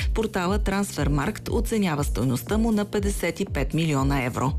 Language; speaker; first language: Bulgarian; native; Bulgarian